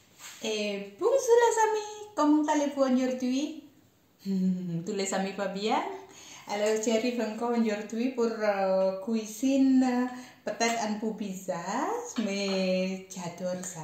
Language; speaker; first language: French; non-native, learner; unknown